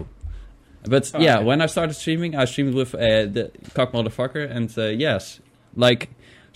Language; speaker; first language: English; non-native, fluent; Dutch